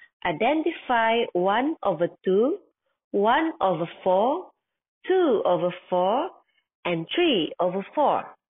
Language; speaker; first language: English; non-native, local second language; Malay